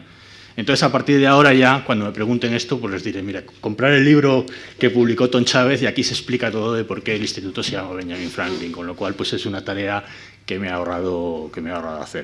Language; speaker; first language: Spanish; native; Spanish